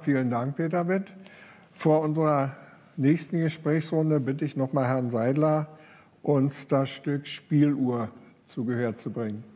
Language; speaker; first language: German; native; German